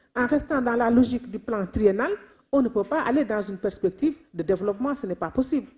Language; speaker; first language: French; non-native, local second language; Wolof